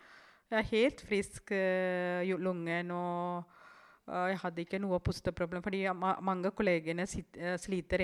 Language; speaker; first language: Norwegian; non-native, fluent; Tamil